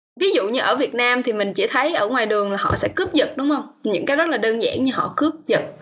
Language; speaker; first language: Vietnamese; native; Vietnamese